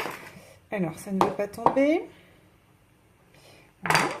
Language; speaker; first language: French; native; French